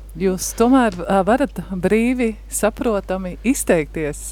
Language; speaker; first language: Latvian; native; Latvian